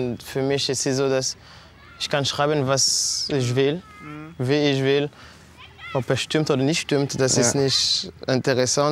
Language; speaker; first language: German; non-native, fluent; French